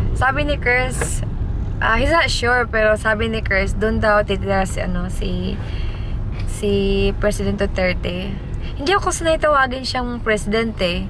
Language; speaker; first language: Filipino; non-native, local second language; Cebuano